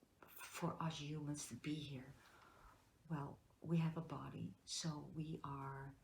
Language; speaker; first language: English; non-native, fluent; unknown